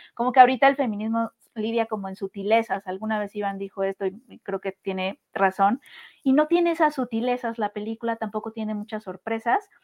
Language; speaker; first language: Spanish; native; Spanish